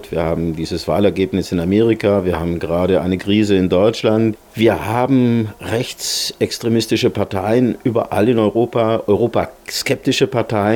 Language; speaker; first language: German; native; German